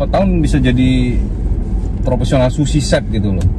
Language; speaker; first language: Indonesian; native; Indonesian